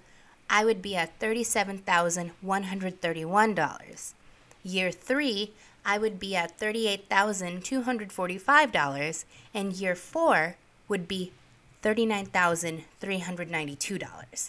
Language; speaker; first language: English; native; English